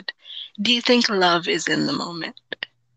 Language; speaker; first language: English; non-native, local second language; Cebuano